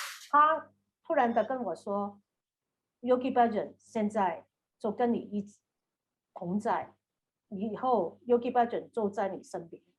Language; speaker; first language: Chinese; native; Chinese